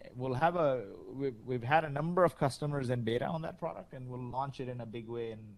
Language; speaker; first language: English; early bilingual, other home language; Arabic